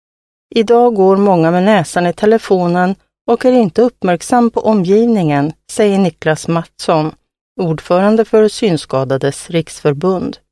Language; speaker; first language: Swedish; native; Swedish